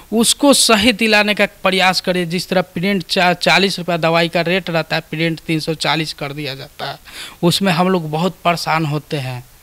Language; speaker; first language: Hindi; native; Hindi